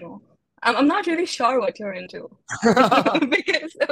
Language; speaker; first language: English; non-native, local second language; Hindi